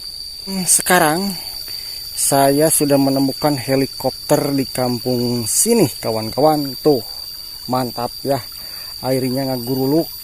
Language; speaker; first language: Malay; non-native, local second language; Sundanese